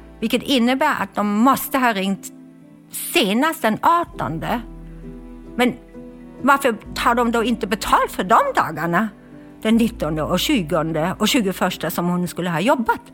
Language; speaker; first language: Swedish; non-native, fluent; German